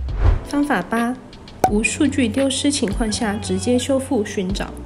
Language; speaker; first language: Chinese; native; Chinese